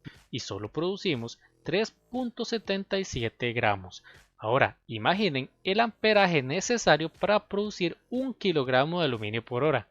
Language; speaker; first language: Spanish; native; Spanish